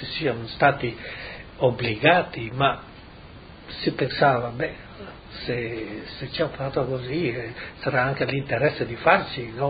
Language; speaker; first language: Italian; native; Italian